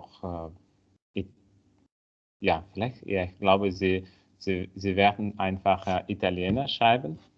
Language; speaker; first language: German; non-native, learner; Italian